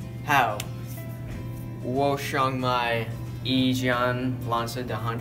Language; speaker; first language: Chinese; non-native, learner; English